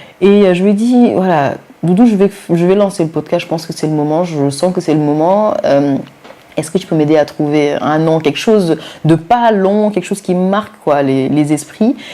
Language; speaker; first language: French; non-native, local second language; Wolof